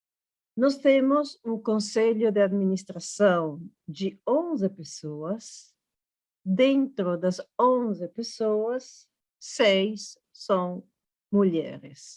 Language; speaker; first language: Portuguese; non-native, fluent; Italian